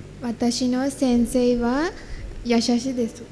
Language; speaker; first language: Japanese; non-native, learner; Sinhala